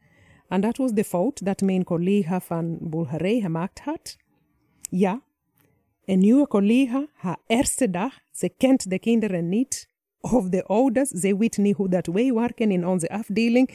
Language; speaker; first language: Dutch; non-native, fluent; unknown